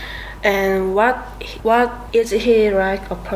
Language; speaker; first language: English; non-native, learner; Korean